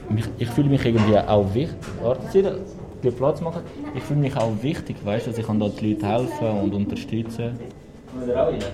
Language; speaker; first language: German; non-native, fluent; Portuguese